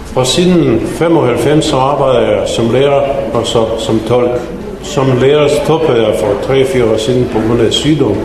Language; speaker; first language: Danish; non-native, fluent; Bosnian